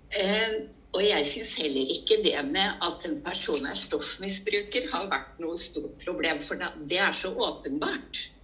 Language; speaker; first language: Norwegian; native; Norwegian